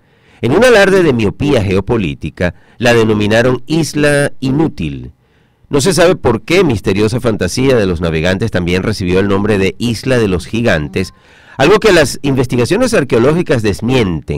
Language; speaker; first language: Spanish; native; Spanish